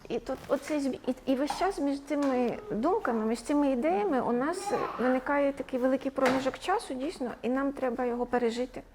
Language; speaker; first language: Ukrainian; native; Ukrainian